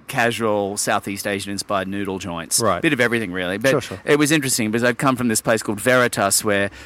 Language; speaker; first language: English; native; English